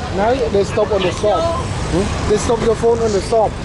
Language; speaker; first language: English; non-native, learner; Khmer